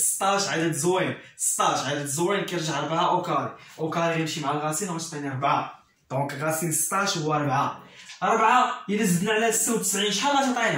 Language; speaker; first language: Arabic; native; Arabic